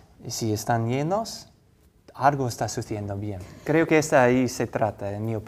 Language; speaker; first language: Spanish; non-native, fluent; English